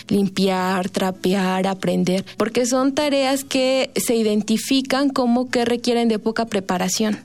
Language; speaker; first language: Spanish; native; Spanish